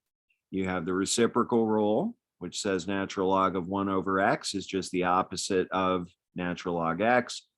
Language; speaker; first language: English; native; English